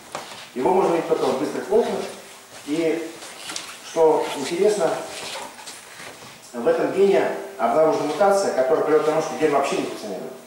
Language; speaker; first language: Russian; native; Russian